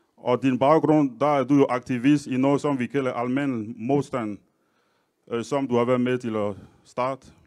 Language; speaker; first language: Danish; non-native, fluent; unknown